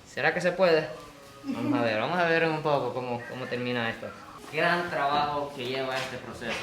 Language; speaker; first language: Spanish; non-native, fluent; Japanese